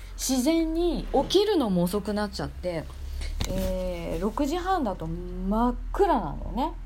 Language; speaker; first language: Japanese; native; Japanese